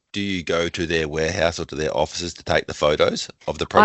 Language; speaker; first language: English; native; English